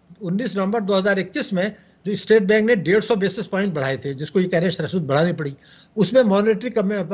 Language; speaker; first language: Urdu; native; Urdu